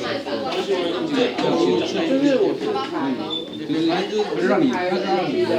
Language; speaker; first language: Chinese; native; Chinese